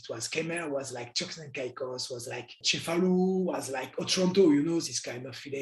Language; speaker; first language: English; non-native, learner; French